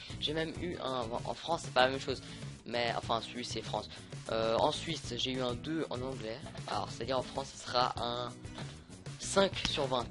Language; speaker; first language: French; native; French